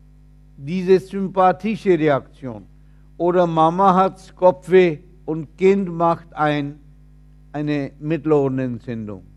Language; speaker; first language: German; non-native, fluent; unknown